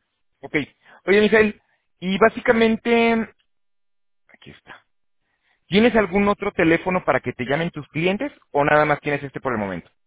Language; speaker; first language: Spanish; native; Spanish